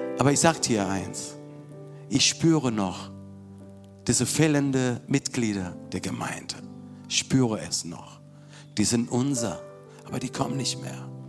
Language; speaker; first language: German; non-native, fluent; Italian